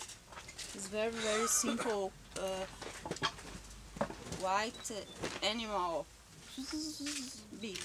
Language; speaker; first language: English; non-native, learner; Portuguese